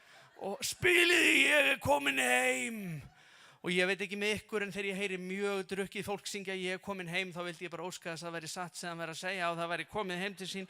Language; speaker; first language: Icelandic; native; Icelandic